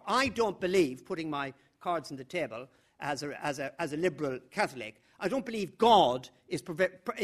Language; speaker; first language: English; native; English